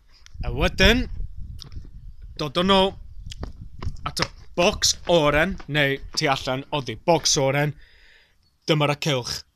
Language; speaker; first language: Welsh; non-native, learner; English